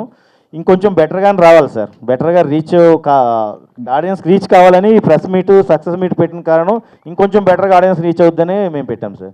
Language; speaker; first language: Telugu; native; Telugu